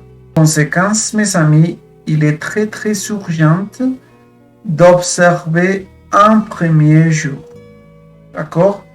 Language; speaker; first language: French; non-native, fluent; Spanish